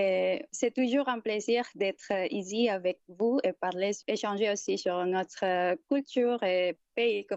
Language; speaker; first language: French; non-native, fluent; Indonesian